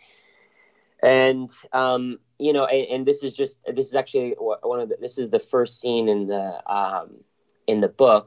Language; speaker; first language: English; native; English